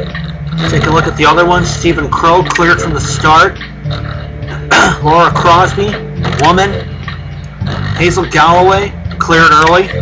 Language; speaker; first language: English; native; English